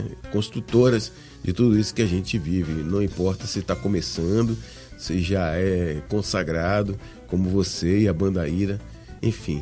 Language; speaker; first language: Portuguese; native; Portuguese